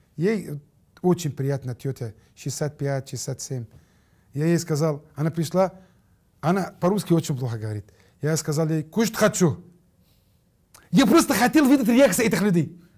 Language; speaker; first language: Russian; non-native, fluent; Arabic